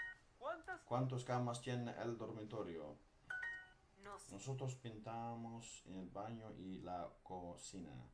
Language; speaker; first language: Spanish; non-native, learner; Dutch